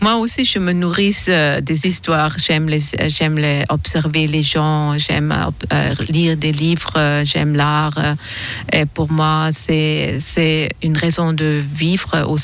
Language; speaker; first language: French; non-native, local second language; German